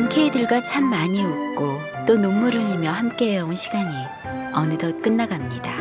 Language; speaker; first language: Korean; native; Korean